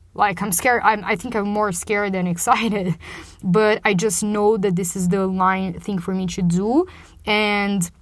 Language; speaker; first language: English; non-native, fluent; Portuguese